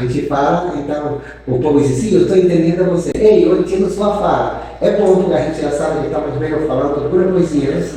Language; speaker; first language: Portuguese; non-native, fluent; Spanish